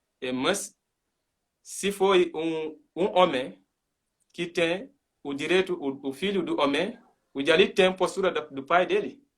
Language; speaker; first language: Portuguese; non-native, learner; Mandingo